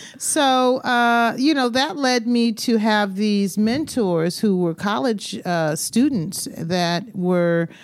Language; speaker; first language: English; native; English